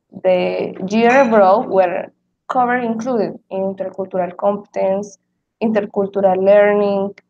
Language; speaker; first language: English; non-native, learner; Spanish